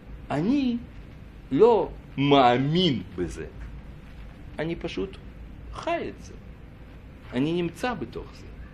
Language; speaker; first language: Hebrew; non-native, fluent; Russian